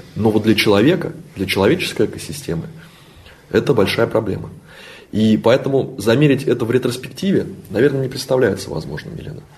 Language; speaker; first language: Russian; native; Russian